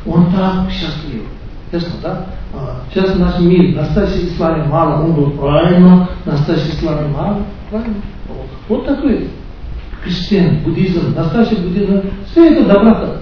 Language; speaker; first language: Russian; non-native, learner; Tibetan